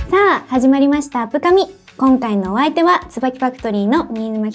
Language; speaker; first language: Japanese; native; Japanese